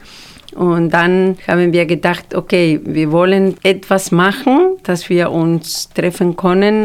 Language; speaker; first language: German; non-native, fluent; Spanish